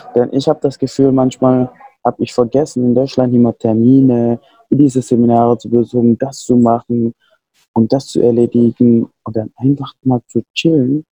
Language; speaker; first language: German; non-native, fluent; Sundanese